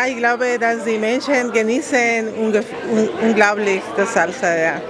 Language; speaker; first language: German; non-native, learner; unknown